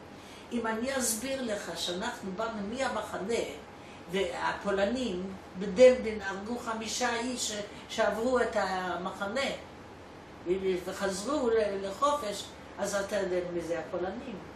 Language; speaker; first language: Hebrew; non-native, fluent; Polish